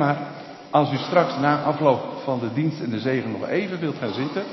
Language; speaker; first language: Dutch; native; Dutch